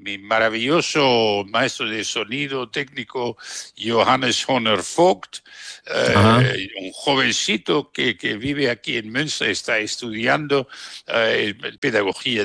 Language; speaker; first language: Spanish; non-native, fluent; German